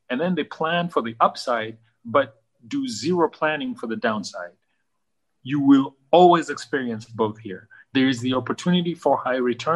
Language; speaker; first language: English; early bilingual, other home language; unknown